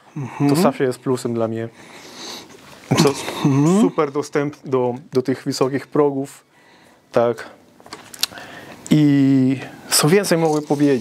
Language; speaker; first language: Polish; non-native, fluent; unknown